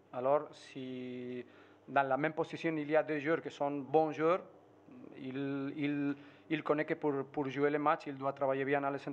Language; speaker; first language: French; non-native, fluent; Spanish